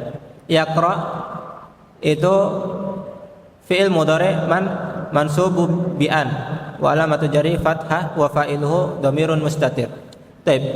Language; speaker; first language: Arabic; non-native, fluent; Indonesian